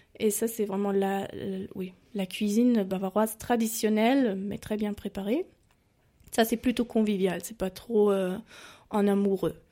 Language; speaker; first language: French; non-native, fluent; German